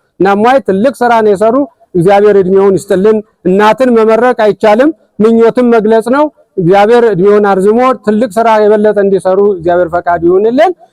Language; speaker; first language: Amharic; native; Amharic